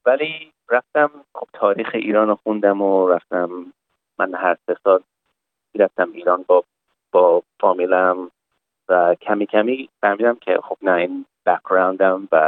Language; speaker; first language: Persian; early bilingual, heritage; Persian